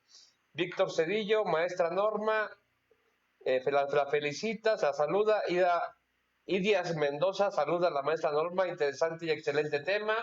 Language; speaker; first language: Spanish; native; Spanish